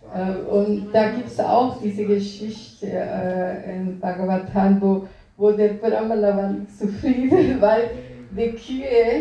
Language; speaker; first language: German; non-native, fluent; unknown